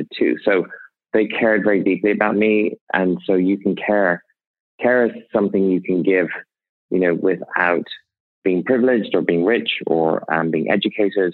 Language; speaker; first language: English; native; English